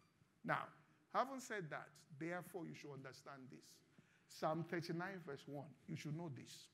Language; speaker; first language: English; non-native, local second language; Yoruba